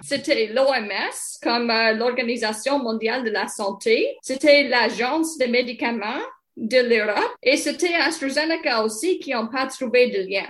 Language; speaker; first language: French; non-native, local second language; English